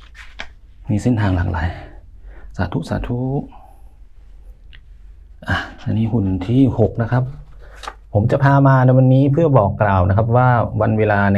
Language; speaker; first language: Thai; native; Thai